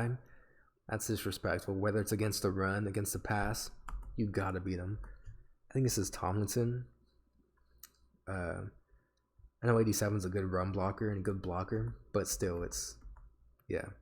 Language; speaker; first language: English; native; English